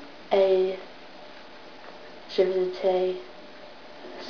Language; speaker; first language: French; non-native, learner; English